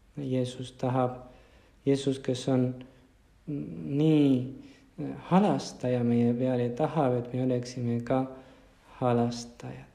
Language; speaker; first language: Estonian; non-native, fluent; Spanish